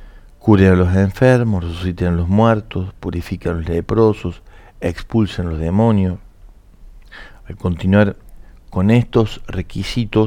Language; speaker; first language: Spanish; native; Spanish